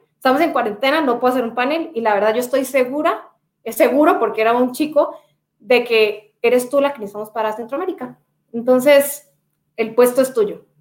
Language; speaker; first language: Spanish; native; Spanish